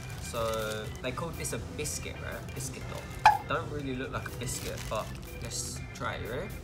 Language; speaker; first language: English; native; English